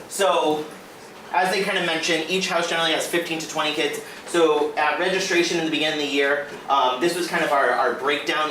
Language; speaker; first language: English; native; English